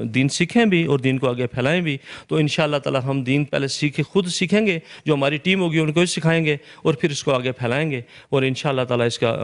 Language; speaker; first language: Urdu; non-native, local second language; Punjabi